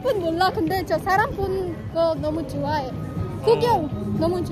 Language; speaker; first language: Korean; non-native, learner; Hindi